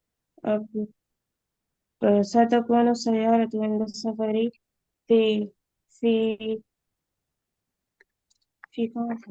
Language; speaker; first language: Arabic; non-native, learner; Urdu